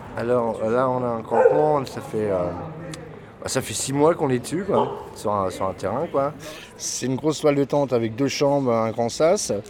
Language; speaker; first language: French; native; French